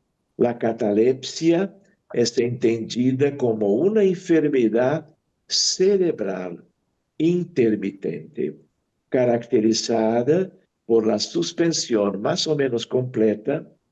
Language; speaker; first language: Spanish; non-native, fluent; Portuguese